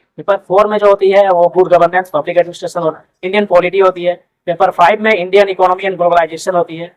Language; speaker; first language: Hindi; non-native, local second language; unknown